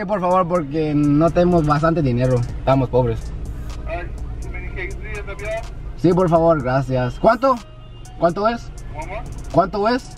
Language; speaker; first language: Spanish; early bilingual, heritage; Spanish